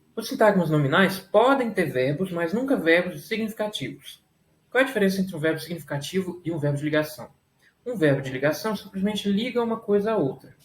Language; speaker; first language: Portuguese; native; Portuguese